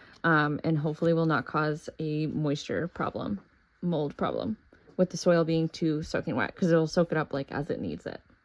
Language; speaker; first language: English; native; English